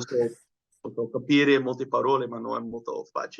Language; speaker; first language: Italian; non-native, learner; Dutch